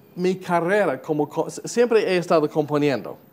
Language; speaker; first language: Spanish; non-native, fluent; English